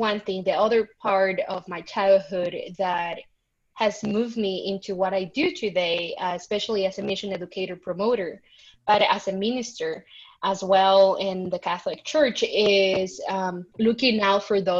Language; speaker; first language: English; non-native, fluent; Spanish